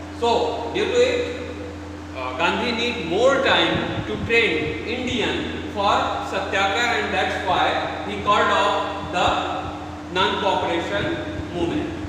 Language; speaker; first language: English; non-native, local second language; Hindi